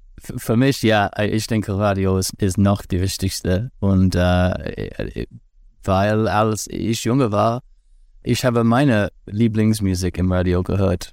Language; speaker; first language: German; non-native, learner; English